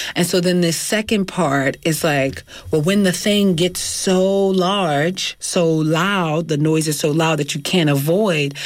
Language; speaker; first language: English; native; English